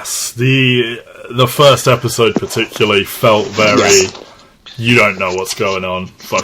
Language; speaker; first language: English; native; English